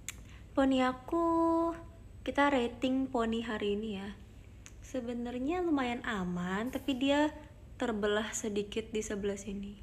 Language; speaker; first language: Indonesian; native; Indonesian